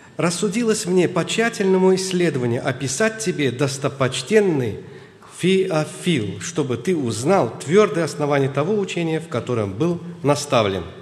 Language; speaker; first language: Russian; non-native, local second language; Azerbaijani